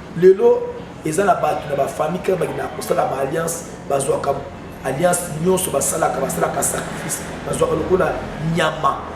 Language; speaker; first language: Lingala; native; Lingala